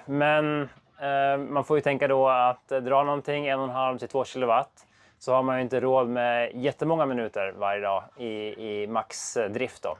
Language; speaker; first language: Swedish; native; Swedish